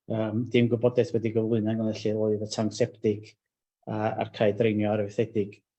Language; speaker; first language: Welsh; native; Welsh